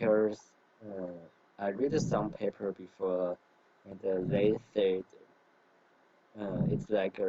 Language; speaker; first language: English; non-native, learner; Chinese